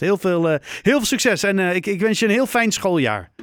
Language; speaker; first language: Dutch; native; Dutch